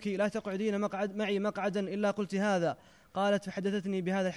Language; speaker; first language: Arabic; native; Arabic